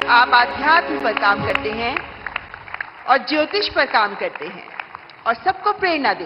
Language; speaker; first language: Hindi; native; Hindi